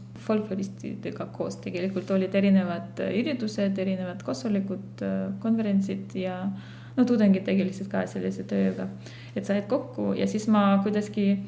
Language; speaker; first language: Estonian; non-native, fluent; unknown